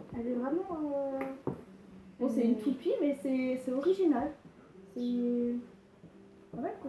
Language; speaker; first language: French; native; French